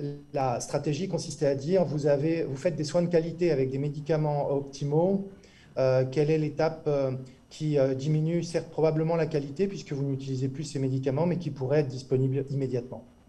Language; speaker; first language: French; native; French